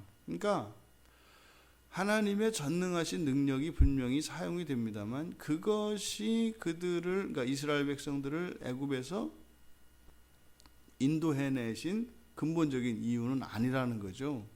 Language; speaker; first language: Korean; native; Korean